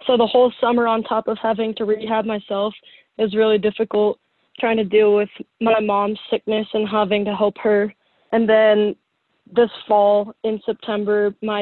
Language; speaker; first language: English; native; English